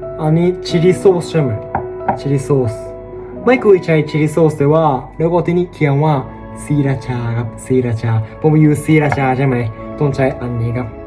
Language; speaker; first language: Thai; non-native, learner; Japanese